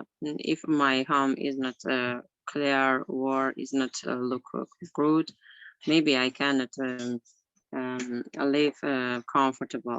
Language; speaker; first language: English; non-native, learner; Azerbaijani